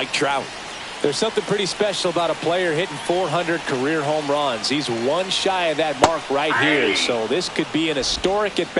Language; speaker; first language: English; native; English